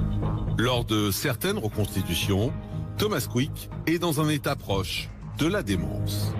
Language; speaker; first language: French; native; French